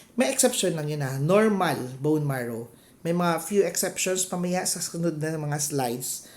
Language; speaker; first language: Filipino; non-native, local second language; Cebuano